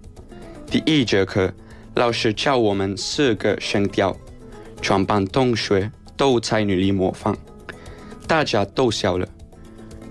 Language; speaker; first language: Chinese; non-native, fluent; Spanish